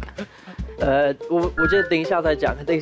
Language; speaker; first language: Chinese; non-native, fluent; Polish